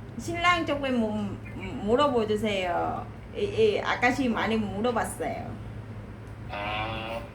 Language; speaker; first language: Korean; non-native, learner; Vietnamese